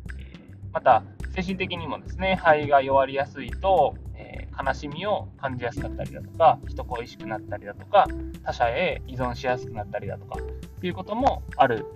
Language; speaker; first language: Japanese; native; Japanese